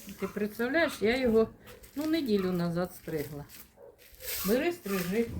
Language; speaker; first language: Ukrainian; native; Ukrainian